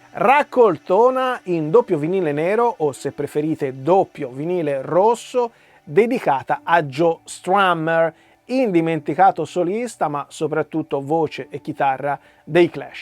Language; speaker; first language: Italian; native; Italian